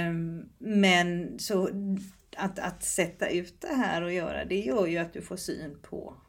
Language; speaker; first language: Swedish; native; Swedish